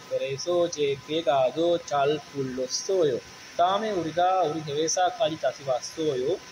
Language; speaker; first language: Korean; non-native, learner; Sinhala